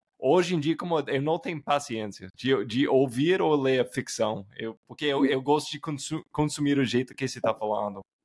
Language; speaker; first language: Portuguese; non-native, fluent; English